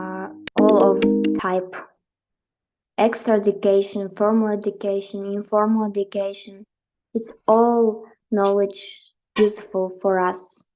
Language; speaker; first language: English; non-native, learner; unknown